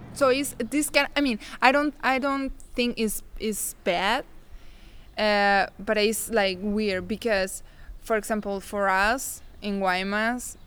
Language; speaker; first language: English; non-native, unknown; Spanish